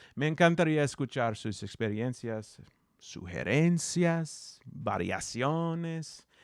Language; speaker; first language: Spanish; non-native, learner; English